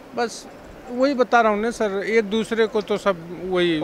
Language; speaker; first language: Hindi; native; Hindi